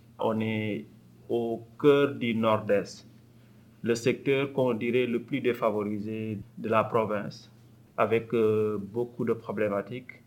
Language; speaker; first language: French; non-native, local second language; Wolof